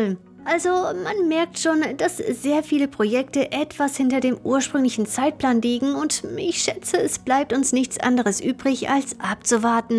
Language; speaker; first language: German; native; German